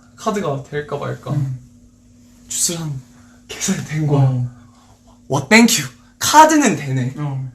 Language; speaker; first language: Korean; early bilingual, heritage; Korean